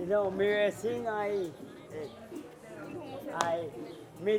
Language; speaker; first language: Spanish; native; Spanish